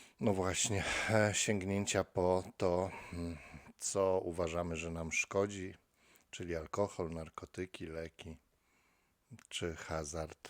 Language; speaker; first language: Polish; native; Polish